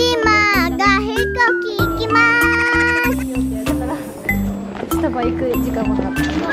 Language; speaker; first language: Japanese; early bilingual, other home language; Filipino